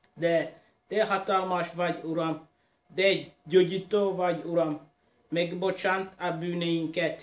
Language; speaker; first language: Hungarian; non-native, learner; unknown